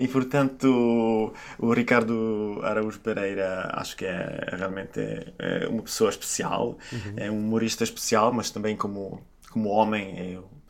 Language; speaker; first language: Portuguese; non-native, fluent; Italian